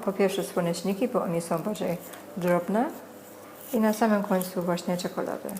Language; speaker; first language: Polish; non-native, learner; English